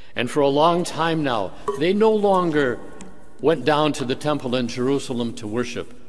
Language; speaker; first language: English; native; English